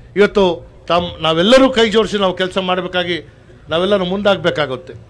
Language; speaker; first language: Kannada; non-native, local second language; Urdu